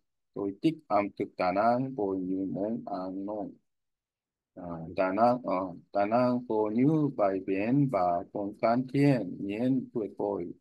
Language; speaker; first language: Vietnamese; non-native, learner; Korean